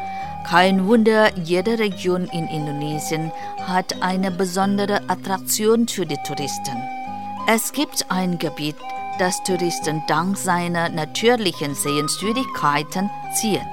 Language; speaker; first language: German; non-native, fluent; Indonesian